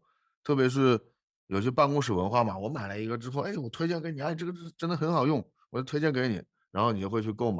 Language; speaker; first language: Chinese; native; Chinese